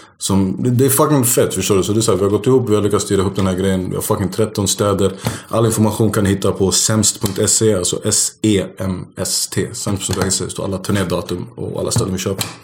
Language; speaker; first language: Swedish; early bilingual, other home language; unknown